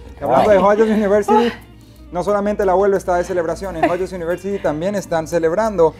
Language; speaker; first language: Spanish; native; Spanish